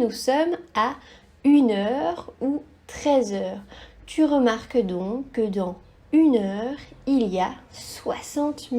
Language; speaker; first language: French; native; French